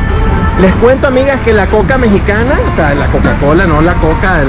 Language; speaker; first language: Spanish; native; Spanish